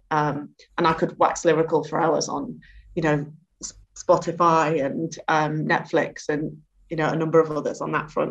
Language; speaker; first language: English; native; English